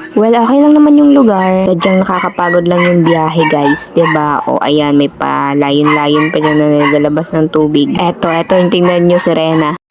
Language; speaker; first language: Filipino; non-native, local second language; Hiligaynon